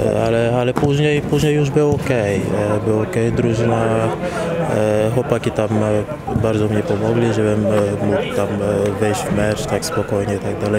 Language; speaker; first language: Polish; non-native, fluent; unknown